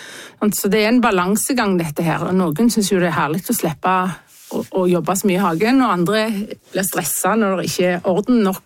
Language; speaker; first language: Norwegian; native; Norwegian